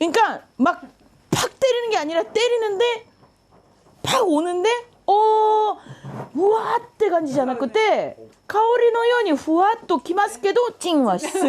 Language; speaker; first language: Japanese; non-native, fluent; Korean